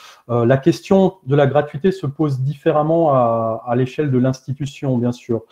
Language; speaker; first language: French; native; French